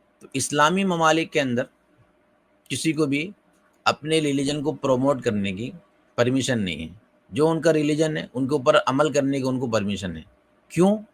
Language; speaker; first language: Urdu; native; Urdu